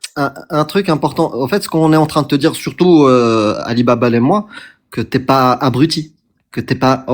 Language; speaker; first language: French; non-native, local second language; Arabic